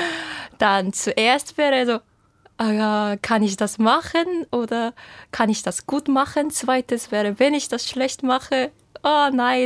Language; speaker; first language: German; non-native, fluent; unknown